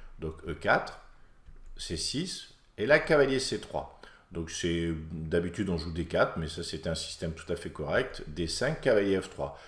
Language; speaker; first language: French; native; French